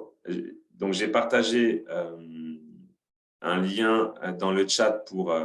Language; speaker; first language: French; native; French